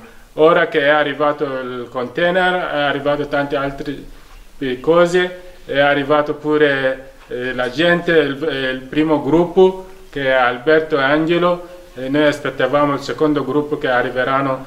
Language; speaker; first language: Italian; non-native, fluent; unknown